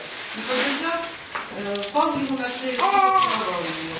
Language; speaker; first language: Russian; native; Russian